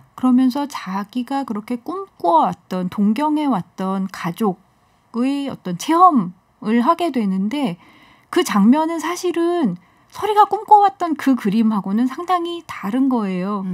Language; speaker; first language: Korean; native; Korean